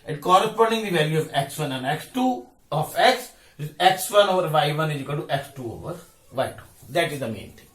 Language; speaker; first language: English; non-native, local second language; Punjabi